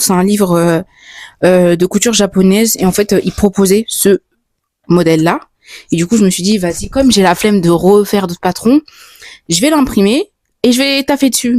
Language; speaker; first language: French; native; French